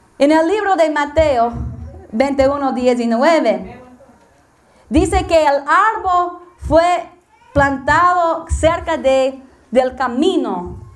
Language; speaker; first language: Spanish; non-native, learner; English